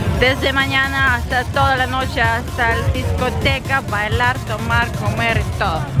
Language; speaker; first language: Spanish; non-native, fluent; Russian